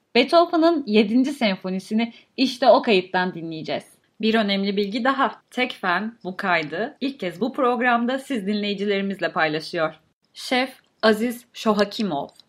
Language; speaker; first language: Turkish; native; Turkish